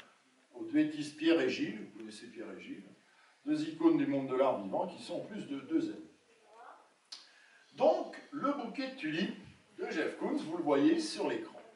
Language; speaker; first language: French; native; French